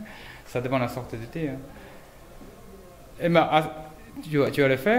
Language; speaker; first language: French; non-native, fluent; Chinese